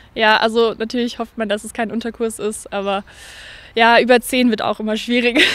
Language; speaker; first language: German; native; German